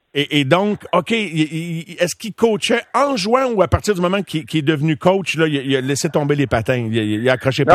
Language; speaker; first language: French; native; French